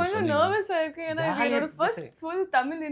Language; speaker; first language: Tamil; non-native, learner; Telugu